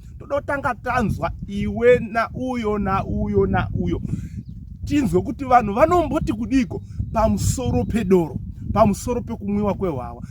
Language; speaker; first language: Shona; native; Shona